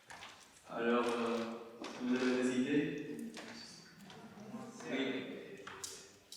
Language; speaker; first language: French; non-native, fluent; English